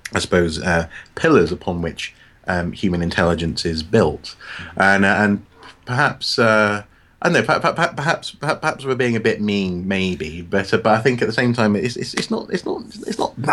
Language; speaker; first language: English; native; English